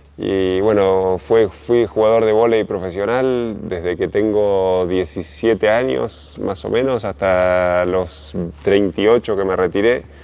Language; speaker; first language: Spanish; native; Spanish